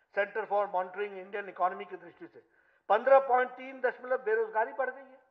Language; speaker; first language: Hindi; native; Hindi